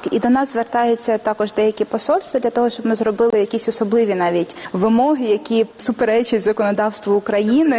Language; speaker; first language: Ukrainian; native; Ukrainian